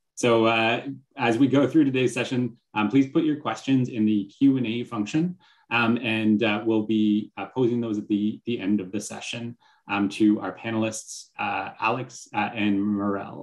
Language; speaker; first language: English; native; English